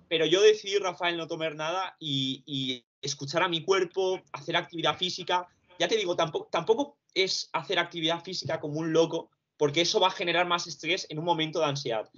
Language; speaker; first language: Spanish; early bilingual, other home language; Romanian